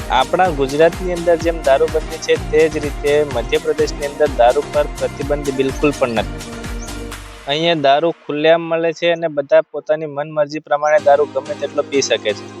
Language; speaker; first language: Gujarati; native; Gujarati